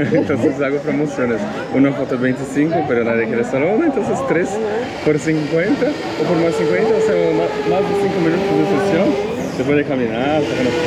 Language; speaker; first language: Spanish; non-native, fluent; Portuguese